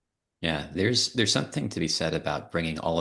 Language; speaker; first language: English; native; English